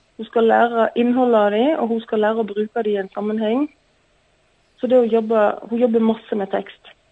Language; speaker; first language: Norwegian; native; Norwegian